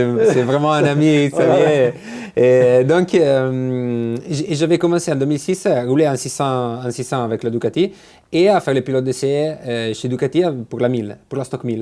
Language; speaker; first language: French; non-native, fluent; Italian